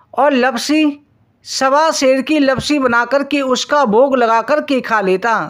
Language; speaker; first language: Hindi; native; Hindi